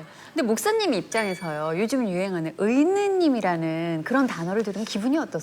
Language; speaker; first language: Korean; native; Korean